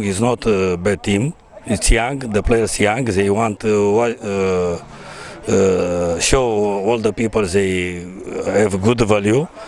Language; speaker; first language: English; non-native, learner; Romanian